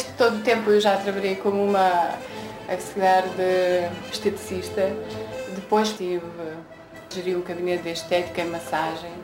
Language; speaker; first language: Portuguese; non-native, fluent; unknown